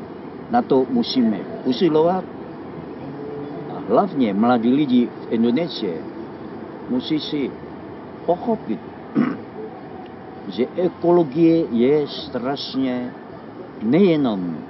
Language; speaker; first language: Czech; non-native, fluent; Indonesian